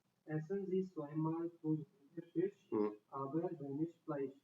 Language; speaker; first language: German; non-native, learner; Hindi